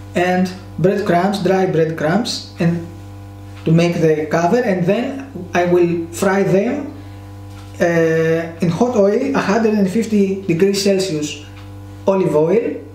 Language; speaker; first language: English; non-native, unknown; Greek